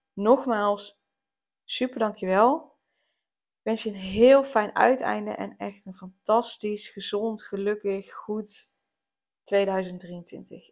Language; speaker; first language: Dutch; native; Dutch